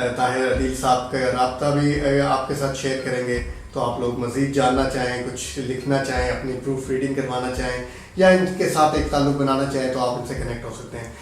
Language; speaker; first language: Urdu; native; Urdu